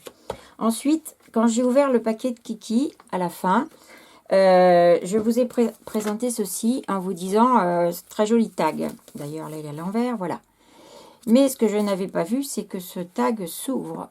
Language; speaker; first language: French; native; French